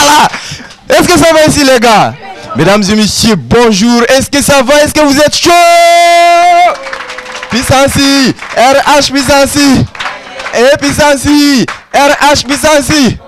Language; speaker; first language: French; non-native, local second language; Bambara